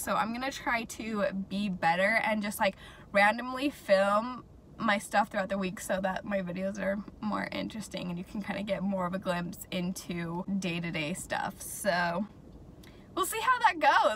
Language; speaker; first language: English; native; English